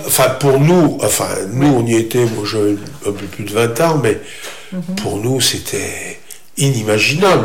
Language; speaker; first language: French; native; French